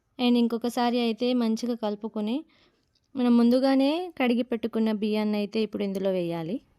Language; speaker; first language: Telugu; non-native, local second language; Lambadi